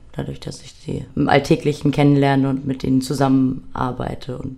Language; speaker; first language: German; native; German